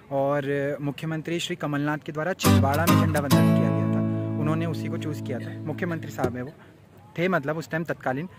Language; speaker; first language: Hindi; native; Hindi